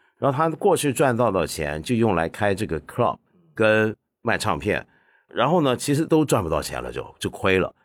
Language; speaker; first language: Chinese; non-native, local second language; Cantonese